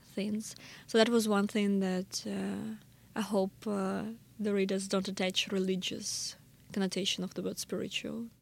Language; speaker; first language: English; non-native, fluent; Russian